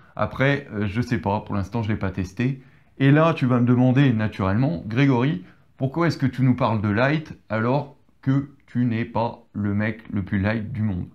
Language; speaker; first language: French; native; French